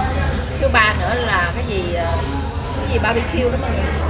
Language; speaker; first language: Vietnamese; native; Vietnamese